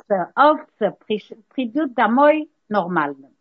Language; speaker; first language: Russian; early bilingual, heritage; Russian